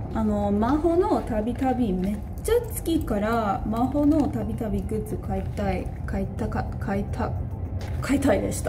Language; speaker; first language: Japanese; non-native, learner; English